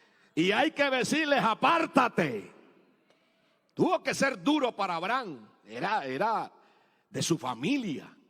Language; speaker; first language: Spanish; native; Spanish